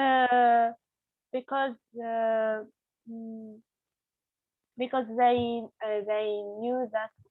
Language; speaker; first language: English; non-native, learner; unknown